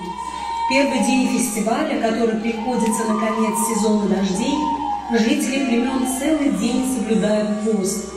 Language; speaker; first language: Russian; native; Russian